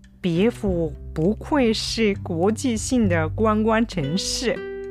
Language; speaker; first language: Chinese; non-native, fluent; Japanese